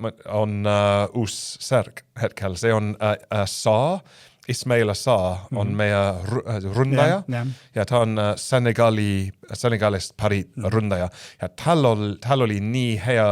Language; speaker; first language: Estonian; non-native, fluent; English